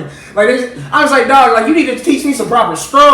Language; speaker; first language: English; native; English